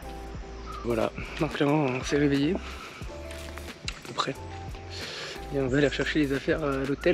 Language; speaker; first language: French; native; French